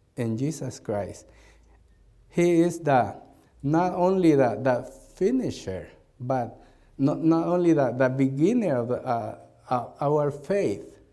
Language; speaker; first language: English; non-native, learner; Spanish